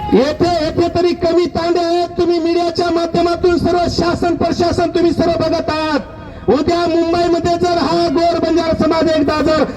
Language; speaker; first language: Marathi; non-native, local second language; Lambadi